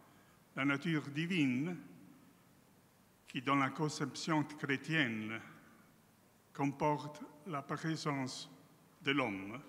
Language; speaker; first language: French; non-native, fluent; Italian